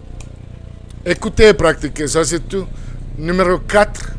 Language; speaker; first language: French; non-native, fluent; Spanish